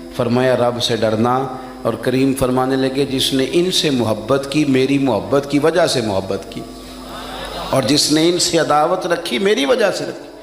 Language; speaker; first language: Urdu; non-native, local second language; Punjabi